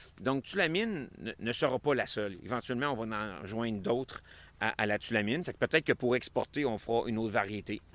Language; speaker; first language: French; native; French